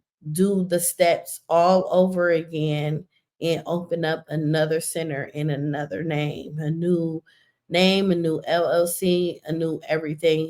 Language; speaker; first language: English; native; English